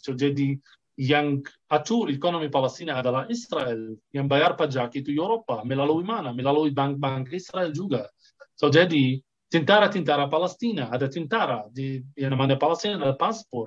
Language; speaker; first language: Indonesian; non-native, fluent; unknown